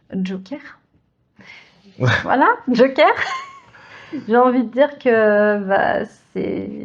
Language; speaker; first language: French; native; French